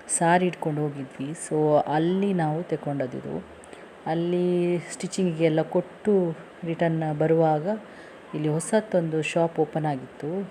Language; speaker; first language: Kannada; non-native, local second language; Tulu